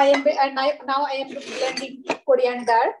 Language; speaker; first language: English; non-native, learner; Bangla